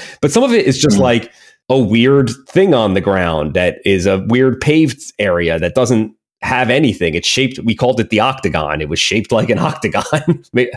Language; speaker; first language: English; native; English